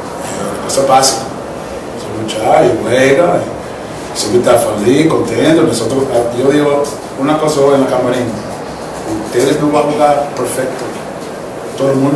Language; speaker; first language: Spanish; non-native, learner; English